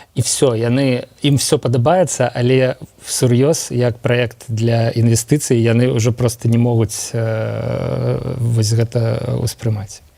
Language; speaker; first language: Belarusian; non-native, local second language; Russian